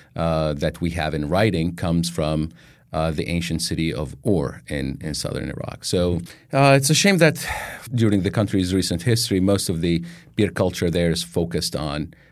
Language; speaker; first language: English; non-native, fluent; Arabic